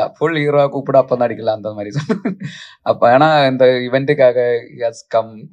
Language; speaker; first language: Tamil; non-native, local second language; Malayalam